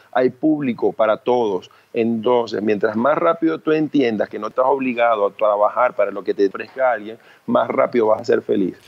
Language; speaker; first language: Spanish; early bilingual, other home language; Chinese